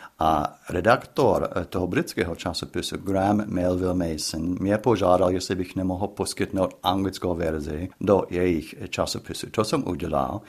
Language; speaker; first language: Czech; non-native, fluent; English